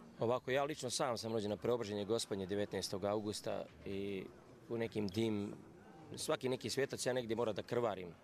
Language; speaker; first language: Serbian; native; Serbian